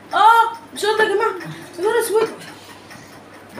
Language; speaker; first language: Arabic; native; Arabic